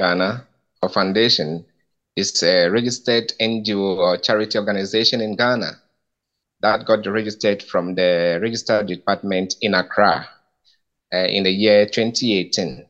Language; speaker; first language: English; non-native, local second language; Ewe